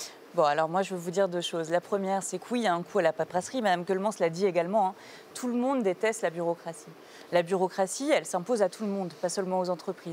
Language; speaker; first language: French; native; French